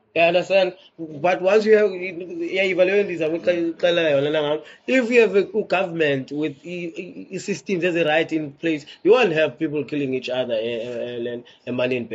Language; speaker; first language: English; non-native, local second language; Xhosa